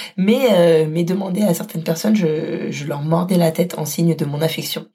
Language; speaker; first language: French; native; French